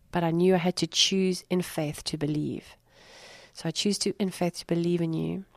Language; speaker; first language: English; native; English